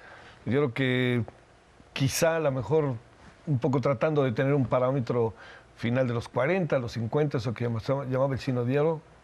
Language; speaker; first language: Spanish; native; Spanish